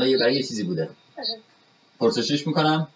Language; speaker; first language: Persian; native; Persian